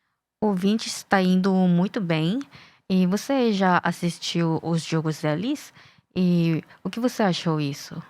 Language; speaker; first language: Portuguese; non-native, learner; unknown